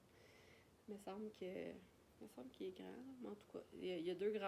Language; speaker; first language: French; native; French